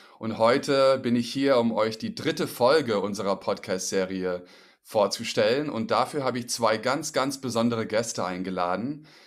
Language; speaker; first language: German; native; German